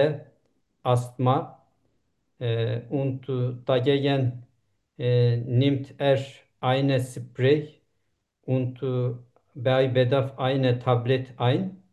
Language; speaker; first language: German; non-native, learner; Turkish